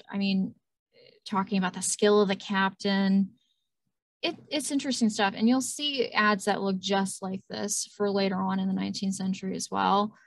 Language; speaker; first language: English; native; English